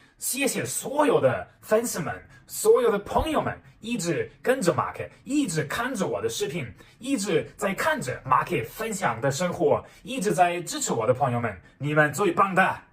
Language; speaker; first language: Chinese; non-native, fluent; German